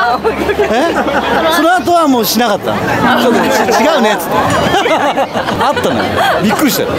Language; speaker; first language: Japanese; native; Japanese